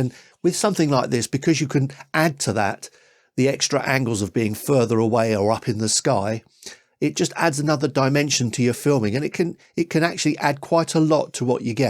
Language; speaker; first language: English; native; English